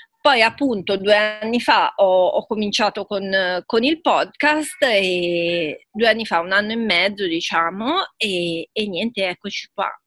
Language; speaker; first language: Italian; native; Italian